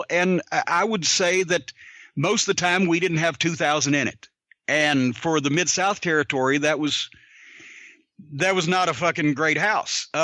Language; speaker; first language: English; native; English